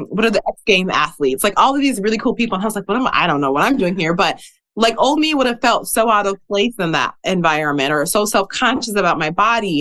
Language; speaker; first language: English; native; English